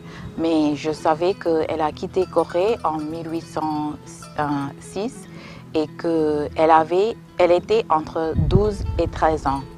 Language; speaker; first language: French; non-native, fluent; English